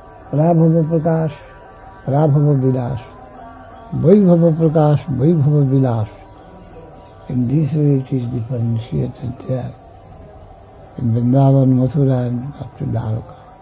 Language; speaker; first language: Bangla; native; Bangla